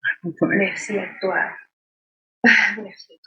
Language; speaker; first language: French; non-native, learner; Spanish